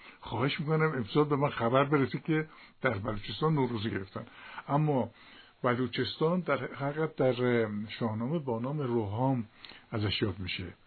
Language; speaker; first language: Persian; native; Persian